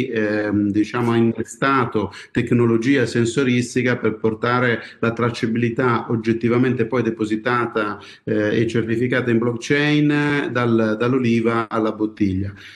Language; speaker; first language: Italian; native; Italian